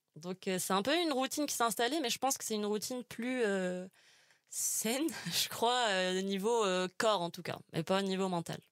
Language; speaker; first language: French; non-native, local second language; Arabic